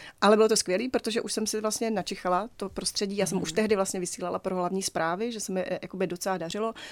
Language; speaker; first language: Czech; native; Czech